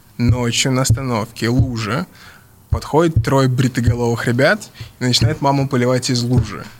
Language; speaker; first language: Russian; early bilingual, other home language; English